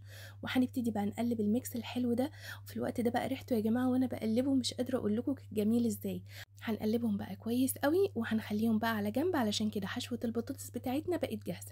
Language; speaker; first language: Arabic; native; Arabic